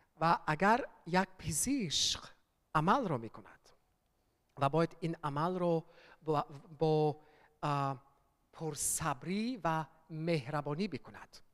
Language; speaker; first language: Persian; early bilingual, heritage; Persian